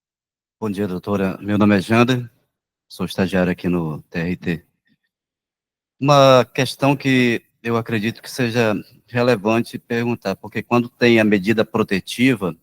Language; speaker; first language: Portuguese; native; Portuguese